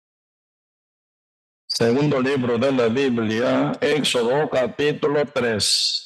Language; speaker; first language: Spanish; non-native, learner; Korean